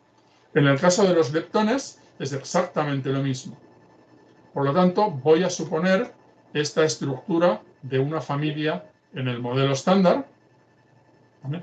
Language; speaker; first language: Spanish; native; Spanish